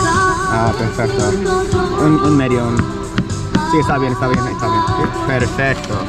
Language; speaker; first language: Spanish; non-native, learner; English